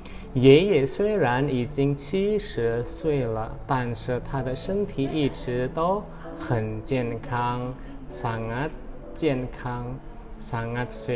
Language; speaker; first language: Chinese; non-native, fluent; Indonesian